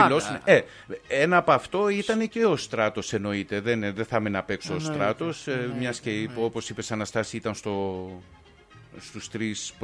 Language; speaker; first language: Greek; native; Greek